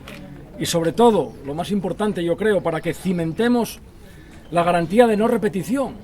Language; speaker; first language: Spanish; native; Spanish